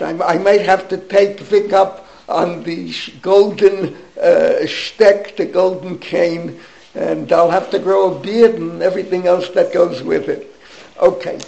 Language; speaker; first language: English; native; English